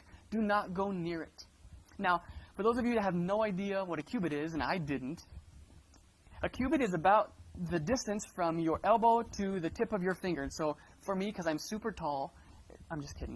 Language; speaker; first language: English; native; English